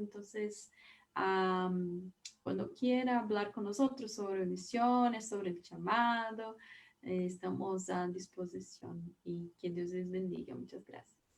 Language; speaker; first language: Spanish; non-native, learner; Portuguese